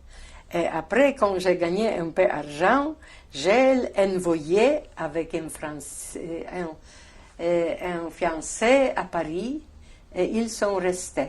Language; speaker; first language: French; non-native, learner; Polish